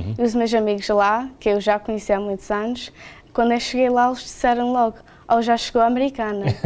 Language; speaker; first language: Portuguese; early bilingual, heritage; Portuguese